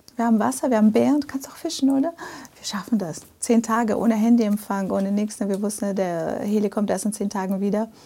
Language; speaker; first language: German; early bilingual, other home language; Portuguese